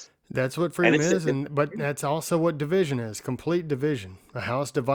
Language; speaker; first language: English; native; English